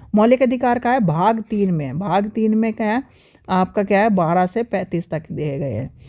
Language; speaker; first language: Hindi; native; Hindi